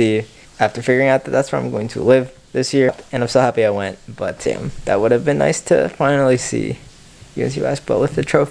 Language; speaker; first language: English; native; English